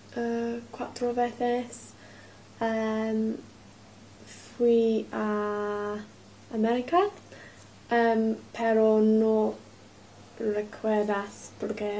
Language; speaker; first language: Spanish; non-native, learner; English